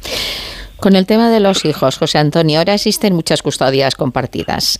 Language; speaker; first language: Spanish; native; Spanish